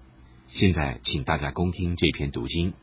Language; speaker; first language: Chinese; native; Chinese